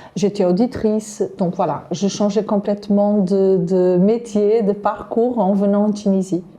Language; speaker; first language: French; non-native, fluent; Portuguese